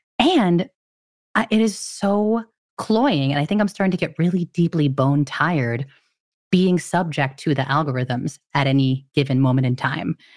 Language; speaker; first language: English; early bilingual, other home language; Filipino